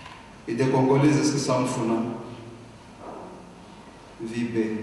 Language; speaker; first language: Norwegian; non-native, fluent; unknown